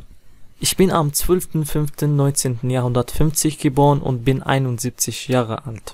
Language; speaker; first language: German; non-native, fluent; Arabic